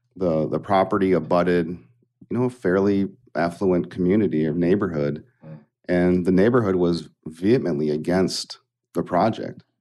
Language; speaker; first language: English; native; English